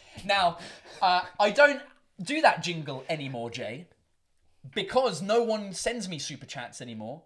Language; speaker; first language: English; native; English